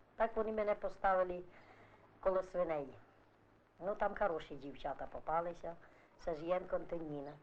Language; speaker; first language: Ukrainian; non-native, fluent; Italian